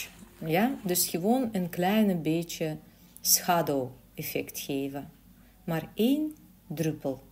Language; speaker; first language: Dutch; non-native, learner; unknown